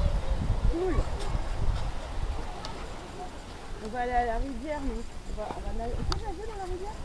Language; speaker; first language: French; native; French